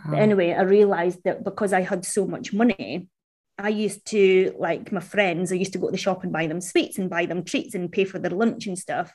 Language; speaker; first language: English; native; English